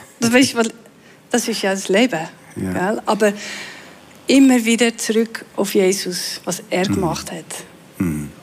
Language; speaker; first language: German; non-native, fluent; Dutch